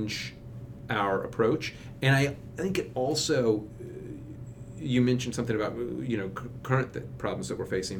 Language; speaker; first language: English; native; English